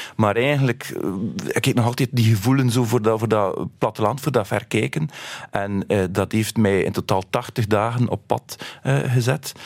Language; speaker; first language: Dutch; native; Dutch